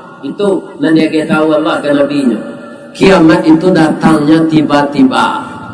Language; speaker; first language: Malay; non-native, local second language; Minangkabau